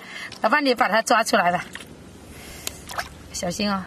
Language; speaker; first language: Chinese; native; Chinese